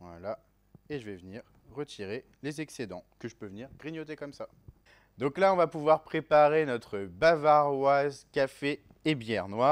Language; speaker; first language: French; native; French